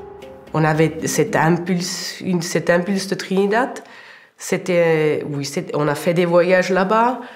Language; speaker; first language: French; non-native, local second language; German